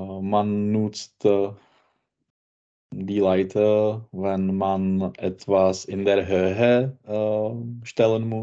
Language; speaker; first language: German; non-native, learner; Czech